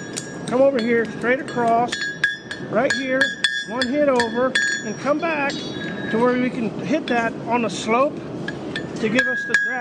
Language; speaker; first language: English; native; English